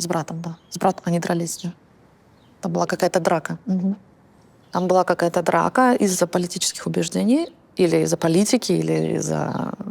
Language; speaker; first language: Russian; native; Russian